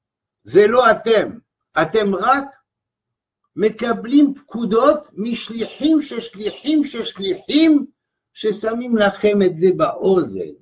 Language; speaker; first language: Hebrew; non-native, fluent; French